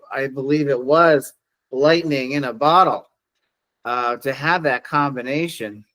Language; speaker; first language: English; native; English